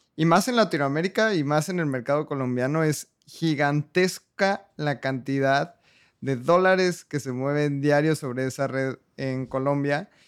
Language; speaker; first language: Spanish; native; Spanish